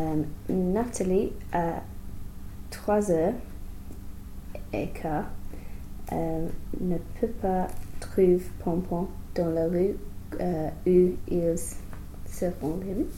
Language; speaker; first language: French; non-native, learner; English